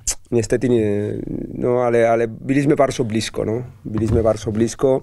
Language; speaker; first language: Polish; non-native, learner; Spanish